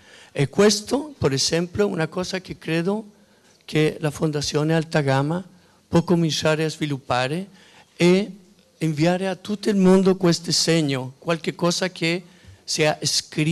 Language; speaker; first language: Italian; non-native, fluent; Spanish